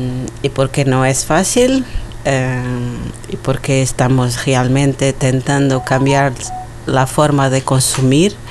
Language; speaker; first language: Spanish; non-native, learner; Portuguese